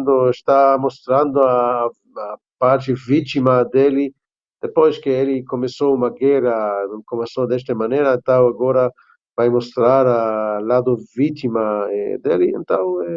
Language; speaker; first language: Portuguese; non-native, fluent; Hebrew